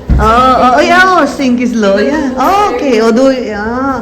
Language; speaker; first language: English; non-native, learner; Bangla